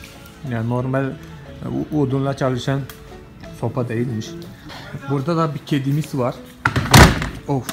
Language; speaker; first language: Turkish; non-native, fluent; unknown